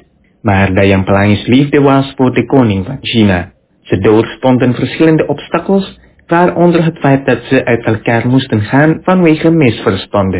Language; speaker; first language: Dutch; non-native, fluent; Indonesian